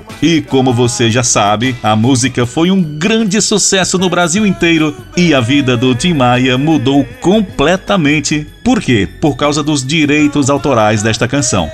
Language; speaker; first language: Portuguese; native; Portuguese